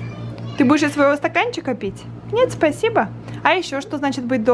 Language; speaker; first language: Russian; native; Russian